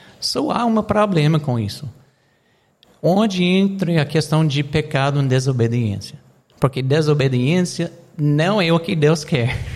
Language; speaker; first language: Portuguese; non-native, fluent; English